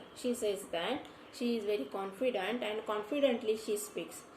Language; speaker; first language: English; non-native, local second language; Marathi